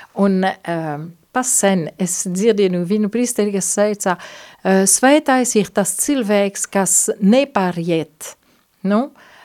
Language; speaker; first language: Latvian; non-native, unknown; Italian